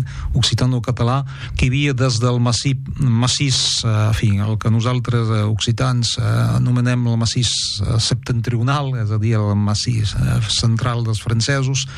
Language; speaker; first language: Catalan; non-native, fluent; French